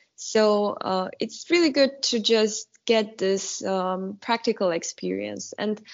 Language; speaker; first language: English; non-native, fluent; Polish